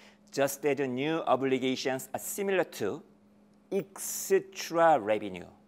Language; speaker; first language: English; non-native, fluent; Korean